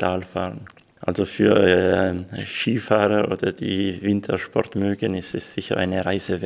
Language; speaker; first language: German; non-native, local second language; Swiss German